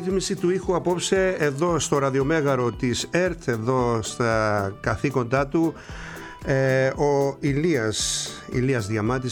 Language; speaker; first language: Greek; native; Greek